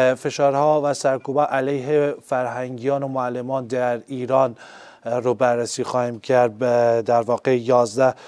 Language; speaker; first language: Persian; non-native, local second language; Central Kurdish